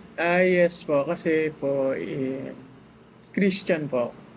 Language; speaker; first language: Filipino; native; Filipino